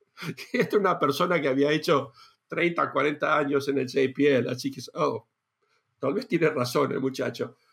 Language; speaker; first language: Spanish; native; Spanish